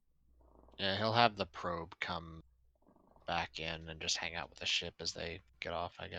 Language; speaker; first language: English; native; English